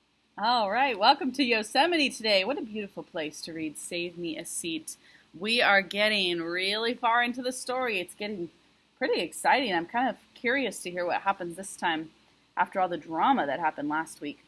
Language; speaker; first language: English; native; English